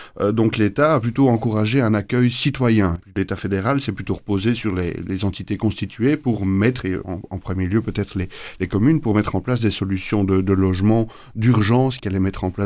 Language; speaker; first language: French; native; French